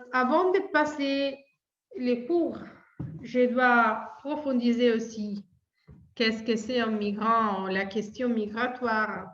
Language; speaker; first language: French; non-native, fluent; Italian